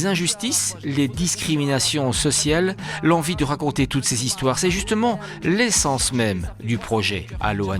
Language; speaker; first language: French; native; French